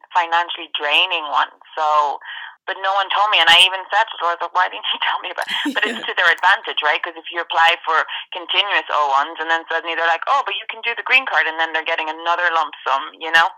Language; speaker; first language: English; native; English